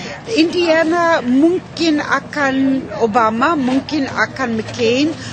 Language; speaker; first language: Indonesian; non-native, learner; English